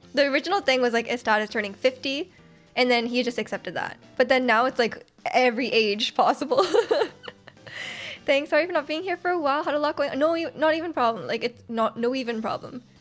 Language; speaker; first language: English; native; English